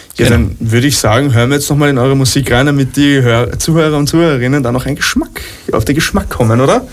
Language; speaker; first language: German; native; German